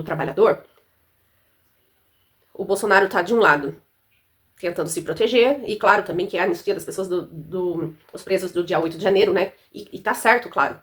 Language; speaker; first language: Portuguese; native; Portuguese